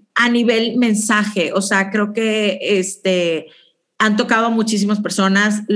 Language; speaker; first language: Spanish; native; Spanish